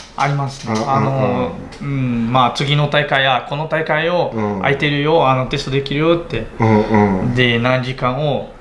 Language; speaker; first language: Japanese; non-native, learner; Portuguese